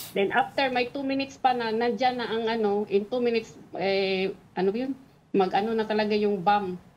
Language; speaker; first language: Filipino; non-native, local second language; Cebuano